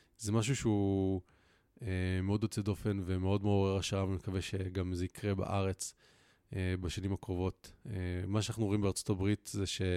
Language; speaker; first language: Hebrew; native; Hebrew